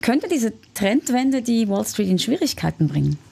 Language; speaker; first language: German; native; German